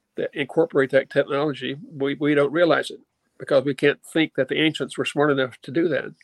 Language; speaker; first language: English; native; English